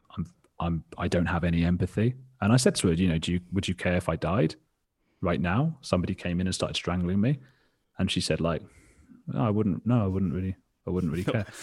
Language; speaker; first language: English; native; English